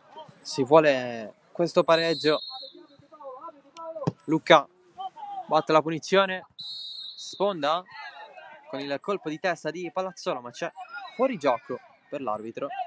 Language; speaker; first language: Italian; native; Italian